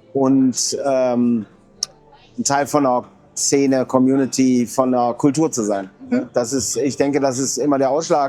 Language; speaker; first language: German; native; German